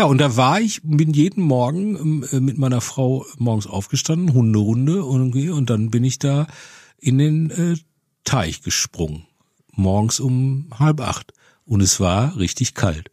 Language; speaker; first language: German; native; German